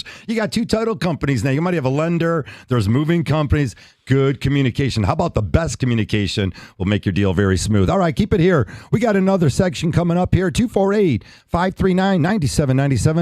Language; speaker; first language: English; native; English